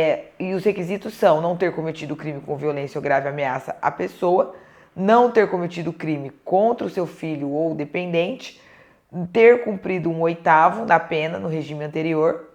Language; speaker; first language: Portuguese; native; Portuguese